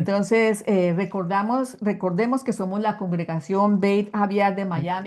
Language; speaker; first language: Spanish; native; Spanish